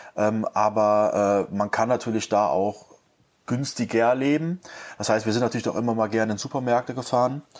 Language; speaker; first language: German; native; German